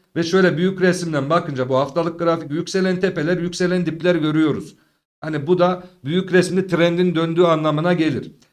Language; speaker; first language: Turkish; native; Turkish